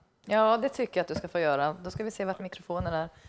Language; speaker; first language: Swedish; native; Swedish